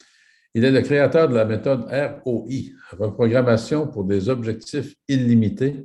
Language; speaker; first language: French; native; French